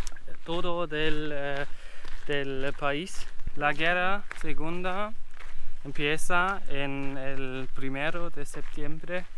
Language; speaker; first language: Spanish; non-native, learner; German